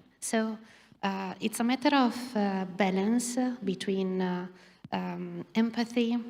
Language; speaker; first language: English; non-native, fluent; Italian